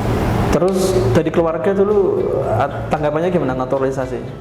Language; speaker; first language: Indonesian; native; Indonesian